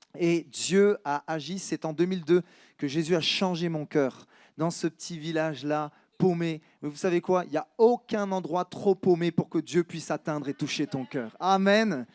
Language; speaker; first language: French; native; French